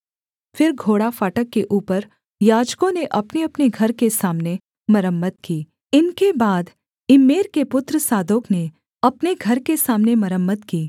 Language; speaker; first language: Hindi; native; Hindi